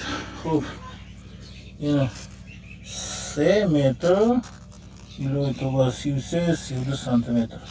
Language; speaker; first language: Russian; non-native, learner; Tajik